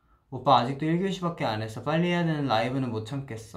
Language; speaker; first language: Korean; early bilingual, heritage; Korean